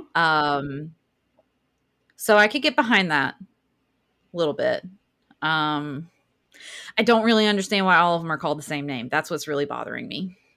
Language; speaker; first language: English; native; English